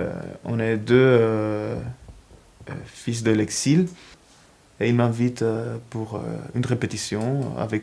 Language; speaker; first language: French; early bilingual, other home language; Spanish